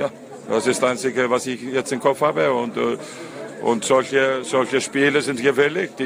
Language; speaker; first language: German; non-native, fluent; Icelandic